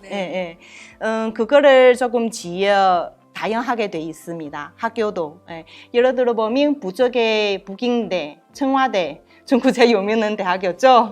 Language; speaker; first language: Korean; non-native, learner; Chinese